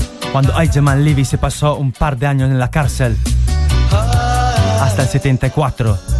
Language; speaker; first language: Spanish; native; Spanish